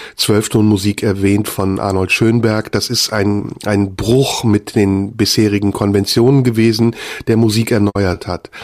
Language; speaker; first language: German; native; German